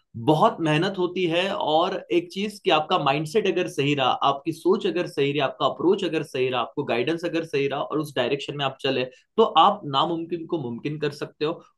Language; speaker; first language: Hindi; non-native, local second language; Marathi